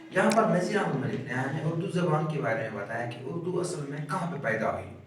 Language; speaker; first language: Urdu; non-native, local second language; Kashmiri